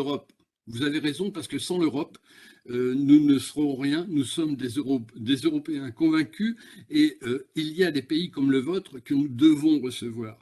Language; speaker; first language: French; native; French